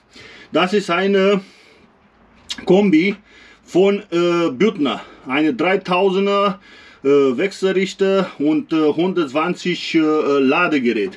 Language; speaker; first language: German; non-native, learner; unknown